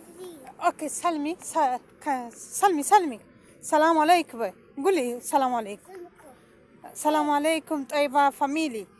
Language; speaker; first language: Arabic; non-native, learner; Amharic